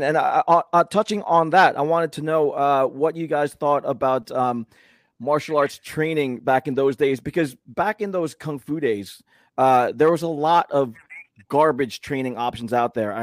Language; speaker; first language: English; native; English